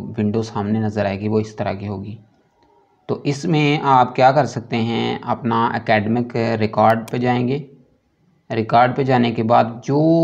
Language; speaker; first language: Urdu; non-native, local second language; Punjabi